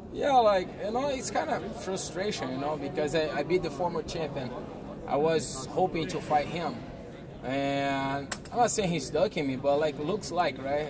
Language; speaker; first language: English; non-native, fluent; Portuguese